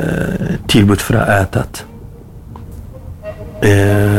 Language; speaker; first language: Norwegian; non-native, learner; Kurdish